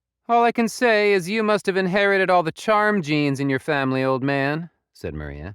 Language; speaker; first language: English; native; English